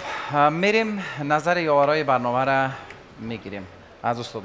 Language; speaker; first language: Persian; native; Persian